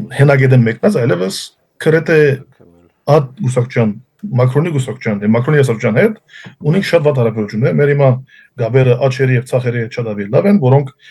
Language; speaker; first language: Armenian; early bilingual, heritage; Armenian